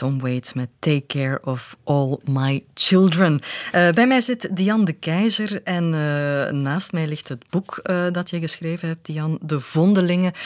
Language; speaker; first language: Dutch; native; Dutch